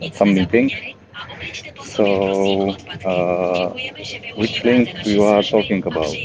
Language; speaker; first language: English; non-native, fluent; Czech